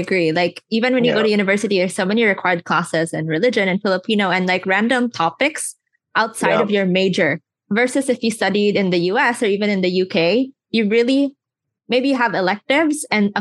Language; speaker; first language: English; non-native, local second language; Filipino